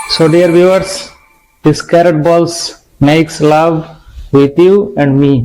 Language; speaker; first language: English; non-native, local second language; Tamil